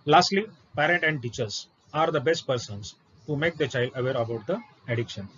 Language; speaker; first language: English; non-native, local second language; Marathi